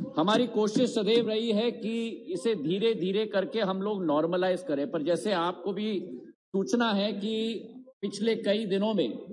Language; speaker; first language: Hindi; native; Hindi